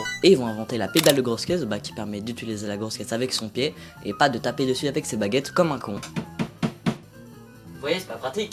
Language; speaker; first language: French; native; French